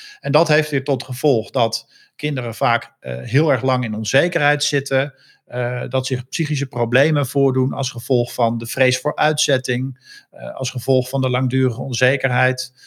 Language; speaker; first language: Dutch; native; Dutch